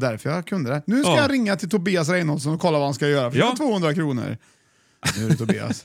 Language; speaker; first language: Swedish; native; Swedish